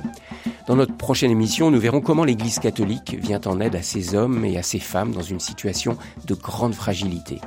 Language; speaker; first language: French; native; French